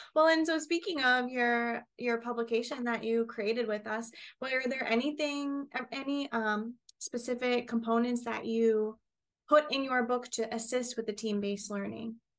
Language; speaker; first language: English; native; English